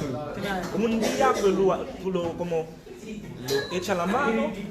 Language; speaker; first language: Spanish; non-native, learner; Haitian Creole